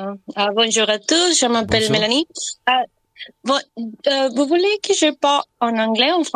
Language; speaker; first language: French; non-native, learner; Spanish